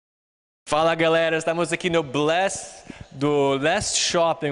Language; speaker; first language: Portuguese; non-native, fluent; English